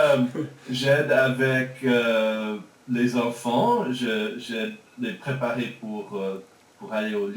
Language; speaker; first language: French; early bilingual, heritage; French